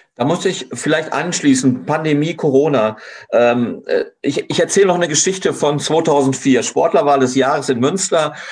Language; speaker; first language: German; native; German